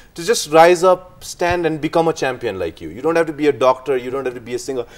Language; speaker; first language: English; non-native, local second language; Nepali